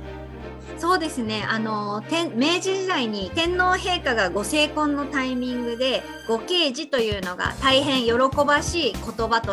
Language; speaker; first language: Japanese; native; Japanese